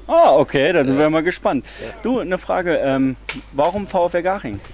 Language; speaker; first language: German; native; German